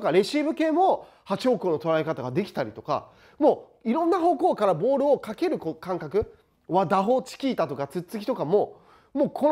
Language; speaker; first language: Japanese; native; Japanese